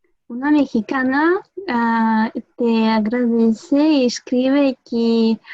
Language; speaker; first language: Spanish; non-native, fluent; Russian